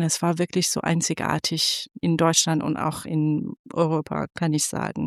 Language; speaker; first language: German; non-native, fluent; Persian